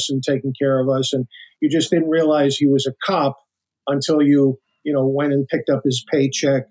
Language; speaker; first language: English; native; English